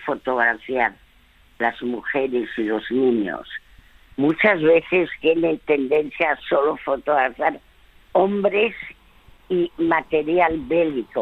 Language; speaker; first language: Spanish; early bilingual, other home language; French